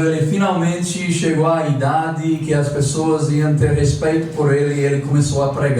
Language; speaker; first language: Portuguese; non-native, fluent; English